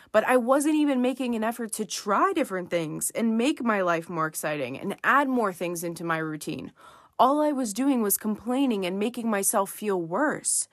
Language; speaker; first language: English; native; English